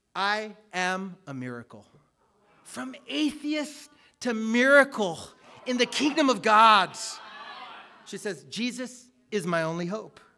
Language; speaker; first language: English; native; English